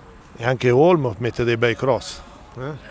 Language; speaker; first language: Italian; native; Italian